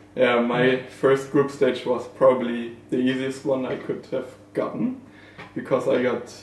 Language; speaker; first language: English; non-native, fluent; German